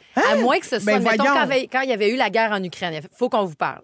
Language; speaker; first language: French; native; French